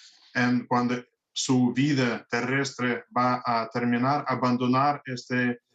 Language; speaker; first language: Spanish; non-native, fluent; Russian